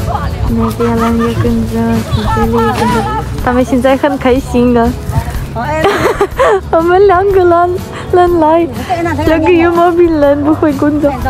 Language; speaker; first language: Chinese; non-native, learner; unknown